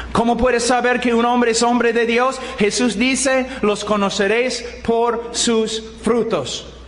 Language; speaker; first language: Spanish; non-native, fluent; English